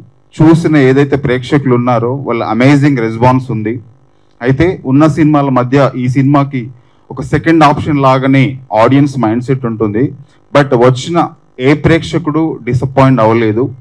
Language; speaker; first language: Telugu; native; Telugu